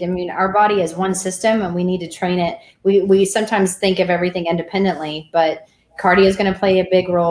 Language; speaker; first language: English; native; English